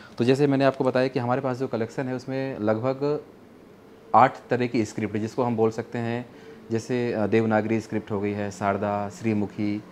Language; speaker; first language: Hindi; native; Hindi